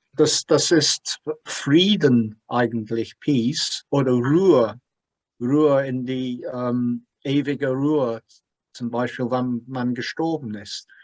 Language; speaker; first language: German; non-native, fluent; English